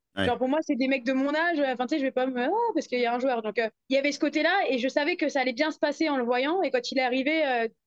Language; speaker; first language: French; native; French